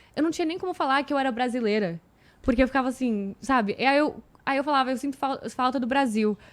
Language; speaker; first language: Portuguese; native; Portuguese